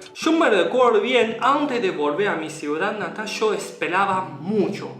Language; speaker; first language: Spanish; non-native, learner; Chinese